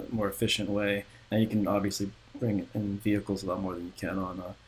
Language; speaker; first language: English; native; English